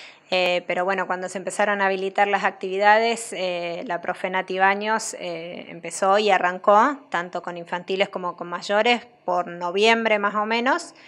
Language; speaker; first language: Spanish; native; Spanish